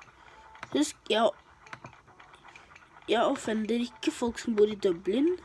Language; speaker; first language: Norwegian; early bilingual, other home language; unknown